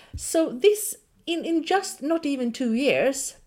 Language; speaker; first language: English; non-native, fluent; Swedish